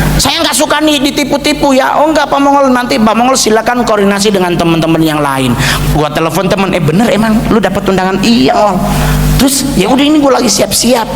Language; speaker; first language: Indonesian; native; Indonesian